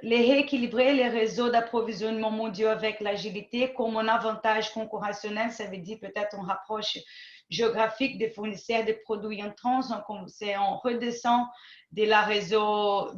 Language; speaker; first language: French; non-native, fluent; Portuguese